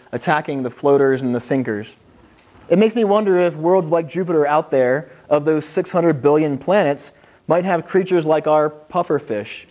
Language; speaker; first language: English; native; English